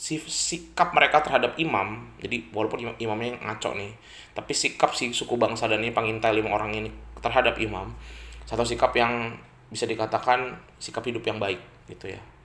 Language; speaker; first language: Indonesian; native; Indonesian